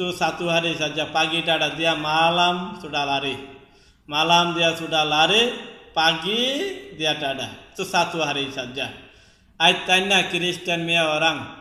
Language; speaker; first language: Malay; non-native, local second language; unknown